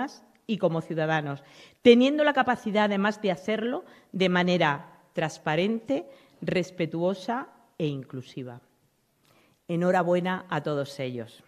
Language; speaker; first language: Spanish; native; Spanish